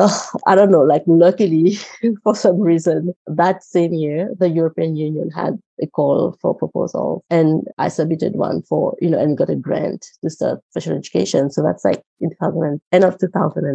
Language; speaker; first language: English; non-native, fluent; Morisyen